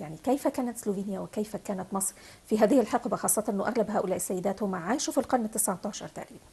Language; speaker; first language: Arabic; native; Arabic